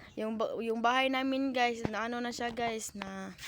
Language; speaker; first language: Filipino; non-native, local second language; Cebuano